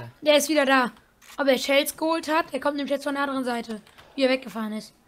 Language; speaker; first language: German; native; German